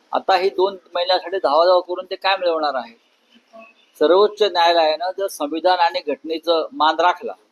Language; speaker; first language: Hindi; non-native, local second language; Marathi